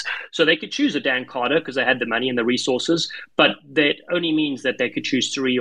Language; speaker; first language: English; native; English